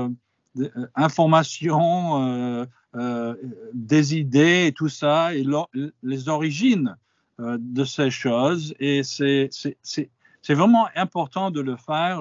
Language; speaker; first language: French; non-native, fluent; English